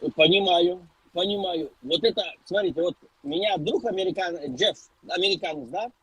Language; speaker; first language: Russian; non-native, local second language; Ukrainian